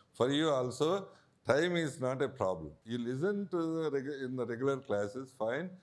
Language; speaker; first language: English; non-native, local second language; Telugu